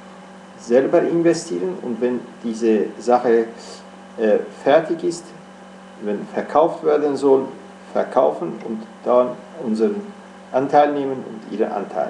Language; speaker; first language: German; non-native, fluent; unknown